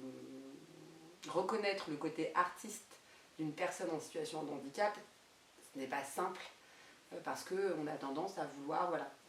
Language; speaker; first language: French; native; French